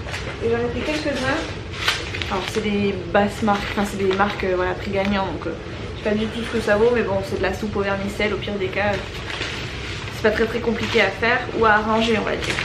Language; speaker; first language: French; native; French